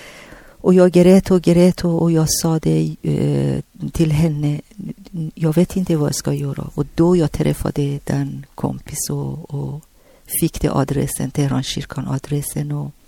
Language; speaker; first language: Swedish; non-native, learner; Persian